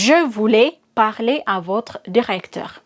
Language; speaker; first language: French; non-native, fluent; Amharic